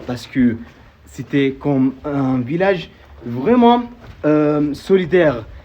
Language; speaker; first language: French; non-native, fluent; Arabic